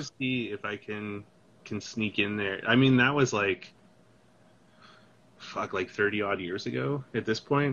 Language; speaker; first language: English; native; English